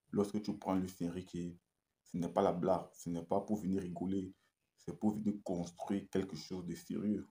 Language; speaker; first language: French; native; French